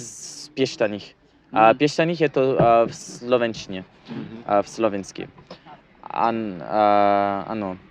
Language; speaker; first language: Slovak; non-native, learner; English